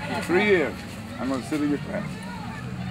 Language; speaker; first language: English; native; English